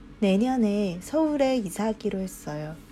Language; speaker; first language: Korean; non-native, fluent; Chinese